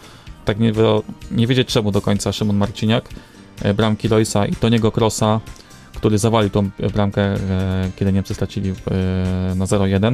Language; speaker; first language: Polish; native; Polish